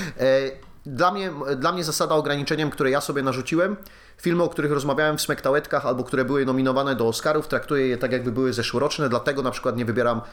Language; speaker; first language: Polish; native; Polish